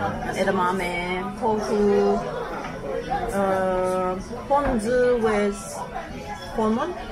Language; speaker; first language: English; non-native, learner; Japanese